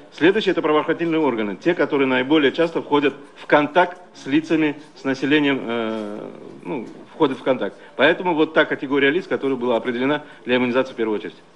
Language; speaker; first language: Russian; non-native, local second language; Uzbek